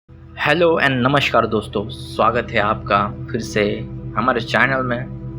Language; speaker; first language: Hindi; native; Hindi